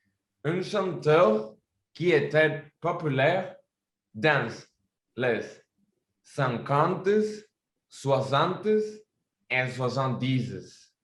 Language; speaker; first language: French; non-native, learner; Spanish